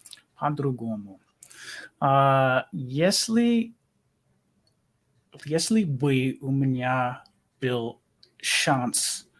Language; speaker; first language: Russian; non-native, learner; English